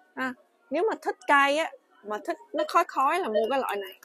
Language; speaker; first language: Vietnamese; early bilingual, heritage; Vietnamese